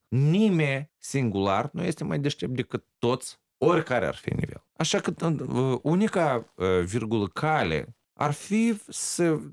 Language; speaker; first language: Romanian; native; Romanian